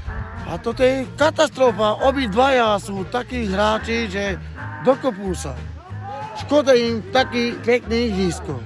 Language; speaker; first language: Slovak; non-native, local second language; Hungarian